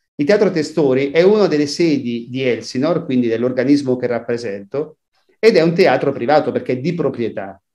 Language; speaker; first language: Italian; native; Italian